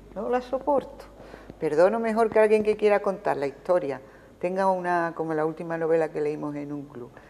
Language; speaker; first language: Spanish; native; Spanish